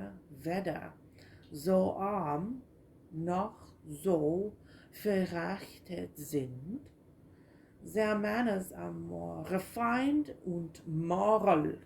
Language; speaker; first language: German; non-native, learner; English